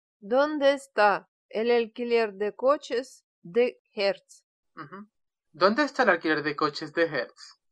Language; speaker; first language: Spanish; non-native, fluent; Russian